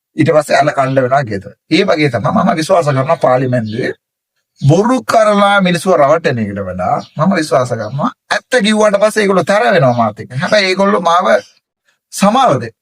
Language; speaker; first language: Sinhala; non-native, local second language; Tamil